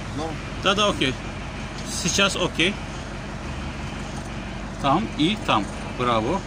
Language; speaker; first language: Russian; non-native, learner; Turkish